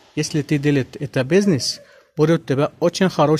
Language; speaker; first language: Russian; non-native, learner; Arabic